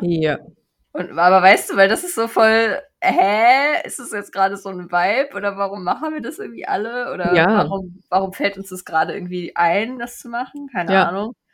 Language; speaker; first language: German; native; German